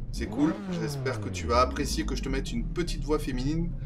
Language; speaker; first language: French; native; French